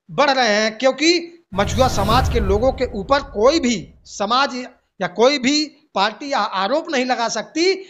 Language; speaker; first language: Hindi; native; Hindi